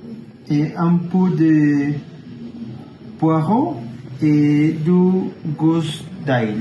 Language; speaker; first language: French; non-native, learner; Spanish